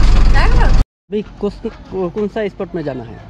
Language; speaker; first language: Hindi; non-native, local second language; Bangla